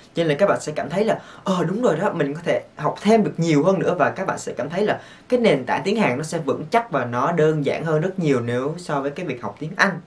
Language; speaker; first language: Vietnamese; native; Vietnamese